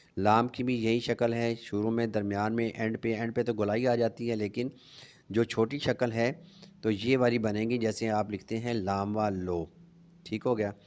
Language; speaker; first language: Urdu; non-native, local second language; Punjabi